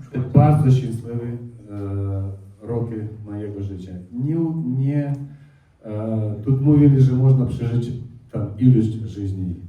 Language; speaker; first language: Polish; non-native, learner; Russian